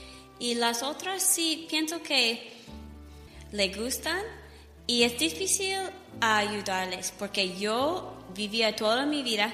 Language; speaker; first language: Spanish; non-native, learner; English